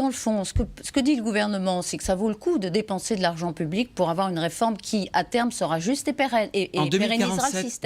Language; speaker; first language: French; native; French